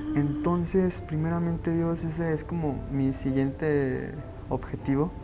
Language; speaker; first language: Spanish; native; Spanish